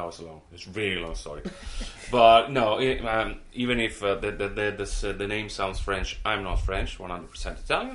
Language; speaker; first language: English; non-native, fluent; Italian